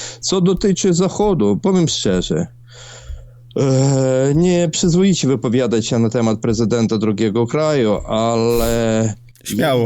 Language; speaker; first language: Polish; non-native, fluent; Ukrainian